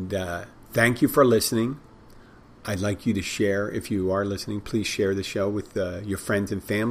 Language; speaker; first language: English; native; English